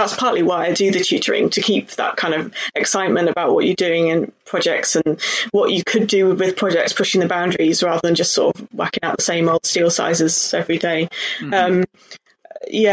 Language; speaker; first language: English; native; English